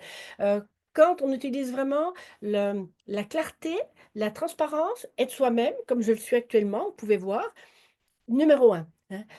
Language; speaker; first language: French; native; French